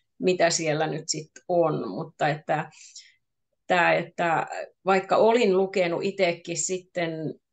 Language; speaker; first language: Finnish; native; Finnish